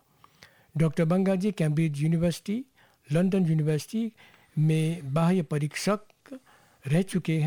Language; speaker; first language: Hindi; native; Hindi